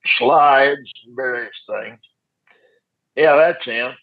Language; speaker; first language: English; native; English